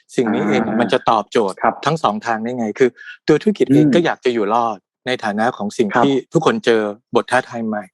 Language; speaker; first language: Thai; native; Thai